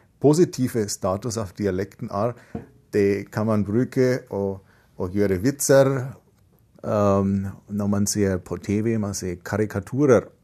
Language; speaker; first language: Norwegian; non-native, fluent; German